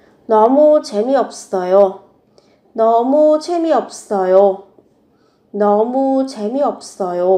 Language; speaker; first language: Korean; non-native, fluent; Vietnamese